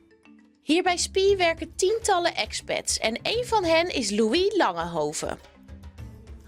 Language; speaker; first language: Dutch; native; Dutch